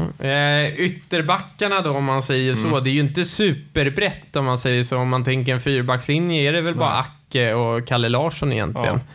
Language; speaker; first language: Swedish; native; Swedish